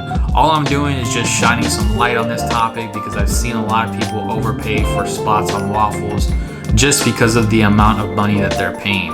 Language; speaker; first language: English; native; English